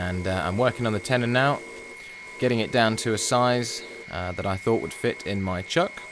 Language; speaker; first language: English; native; English